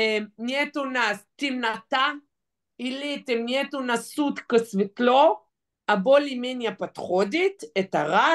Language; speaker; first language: Russian; non-native, fluent; Hebrew